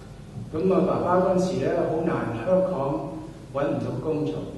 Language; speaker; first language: Cantonese; early bilingual, heritage; Cantonese